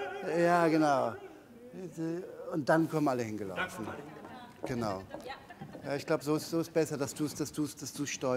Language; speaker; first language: German; native; German